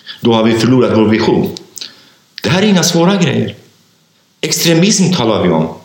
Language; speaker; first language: Swedish; non-native, fluent; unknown